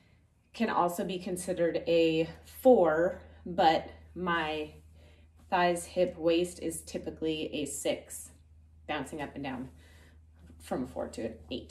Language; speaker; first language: English; native; English